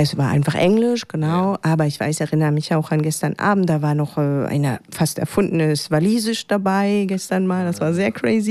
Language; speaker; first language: German; native; German